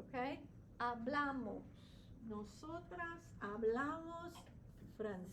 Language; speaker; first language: Spanish; non-native, fluent; English